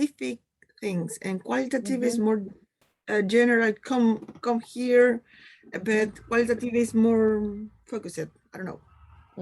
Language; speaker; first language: English; non-native, learner; Spanish